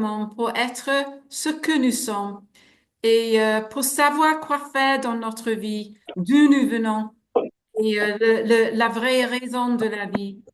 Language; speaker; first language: French; non-native, fluent; English